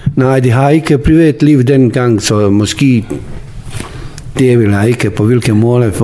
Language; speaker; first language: Danish; non-native, learner; Bosnian